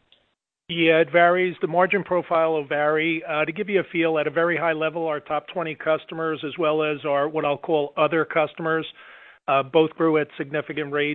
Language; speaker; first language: English; native; English